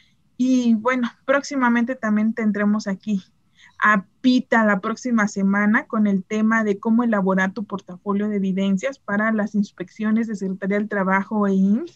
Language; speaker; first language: Spanish; native; Spanish